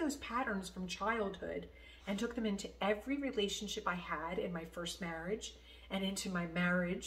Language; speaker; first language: English; native; English